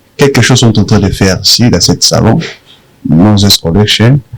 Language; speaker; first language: French; non-native, local second language; Rundi